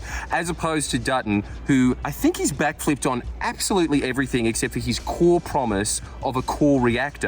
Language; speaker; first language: English; native; English